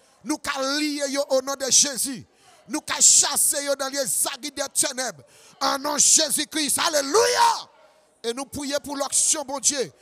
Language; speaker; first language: French; non-native, local second language; Guadeloupean Creole French